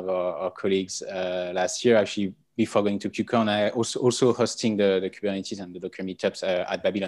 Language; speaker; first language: English; non-native, fluent; French